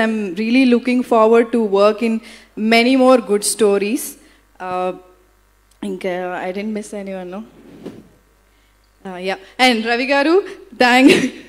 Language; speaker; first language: English; non-native, local second language; Telugu